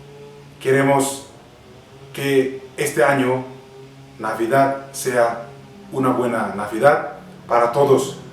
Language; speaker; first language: Spanish; non-native, fluent; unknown